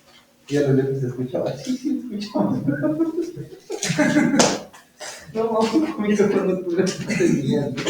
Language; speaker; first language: Spanish; native; Spanish